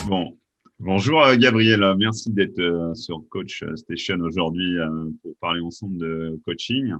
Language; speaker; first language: French; native; French